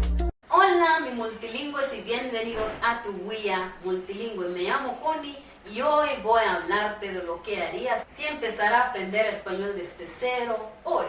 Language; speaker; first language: Spanish; non-native, fluent; Swahili